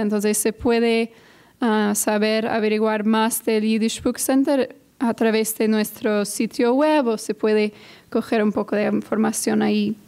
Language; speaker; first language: Spanish; non-native, fluent; English